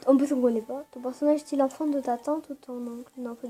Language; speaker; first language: French; native; French